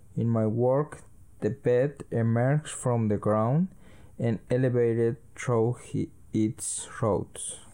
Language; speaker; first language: English; early bilingual, other home language; Spanish